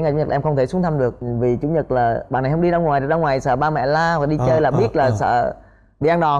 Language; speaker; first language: Vietnamese; native; Vietnamese